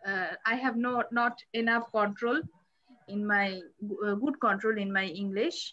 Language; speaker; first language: English; non-native, learner; Bangla